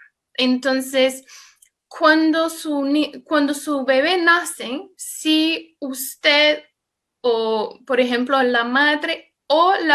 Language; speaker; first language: Spanish; non-native, fluent; English